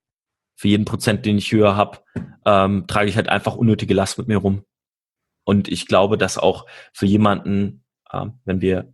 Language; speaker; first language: German; native; German